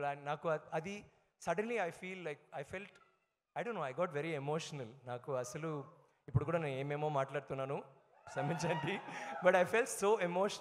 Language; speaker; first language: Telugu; non-native, learner; Tamil